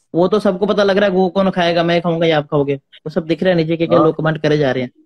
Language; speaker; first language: Hindi; native; Hindi